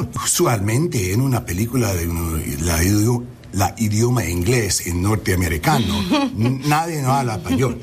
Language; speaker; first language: Spanish; early bilingual, heritage; English